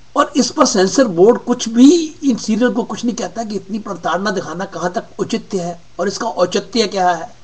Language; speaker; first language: Hindi; native; Hindi